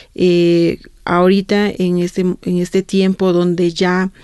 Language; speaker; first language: Spanish; native; Spanish